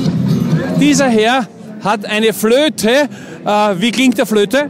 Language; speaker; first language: German; native; German